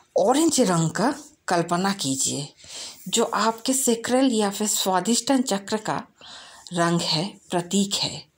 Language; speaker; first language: Hindi; non-native, local second language; Bangla